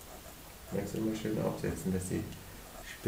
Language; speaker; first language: German; native; German